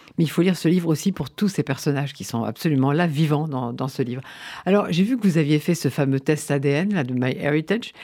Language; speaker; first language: French; native; French